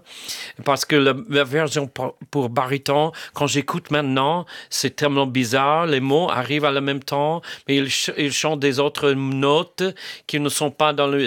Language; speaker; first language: French; non-native, fluent; English